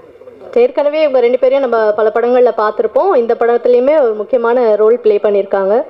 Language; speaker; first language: Tamil; native; Tamil